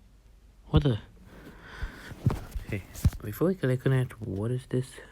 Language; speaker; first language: English; native; English